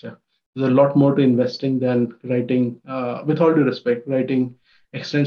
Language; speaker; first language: English; non-native, local second language; Hindi